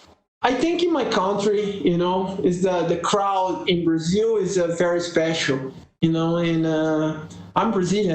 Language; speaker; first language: English; non-native, learner; Portuguese